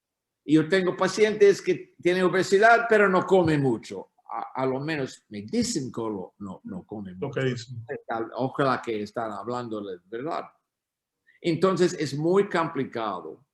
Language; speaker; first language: Spanish; non-native, learner; English